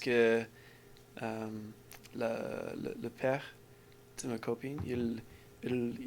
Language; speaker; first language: French; non-native, learner; English